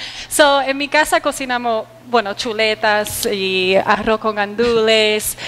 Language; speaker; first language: Spanish; early bilingual, heritage; Spanish